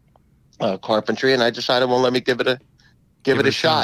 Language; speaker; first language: English; native; English